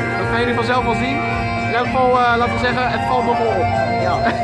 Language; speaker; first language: Dutch; native; Dutch